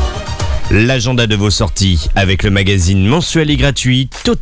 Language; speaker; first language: French; native; French